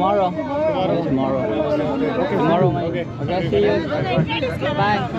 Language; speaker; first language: English; non-native, learner; Lao